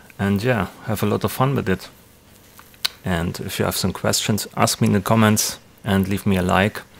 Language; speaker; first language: English; non-native, fluent; German